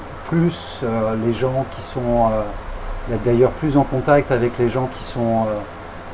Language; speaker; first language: French; native; French